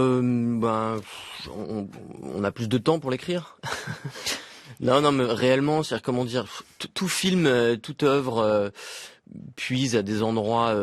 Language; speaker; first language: French; native; French